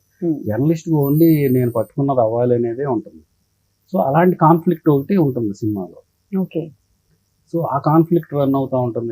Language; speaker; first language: Telugu; native; Telugu